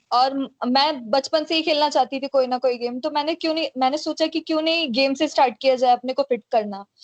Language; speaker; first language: Hindi; native; Hindi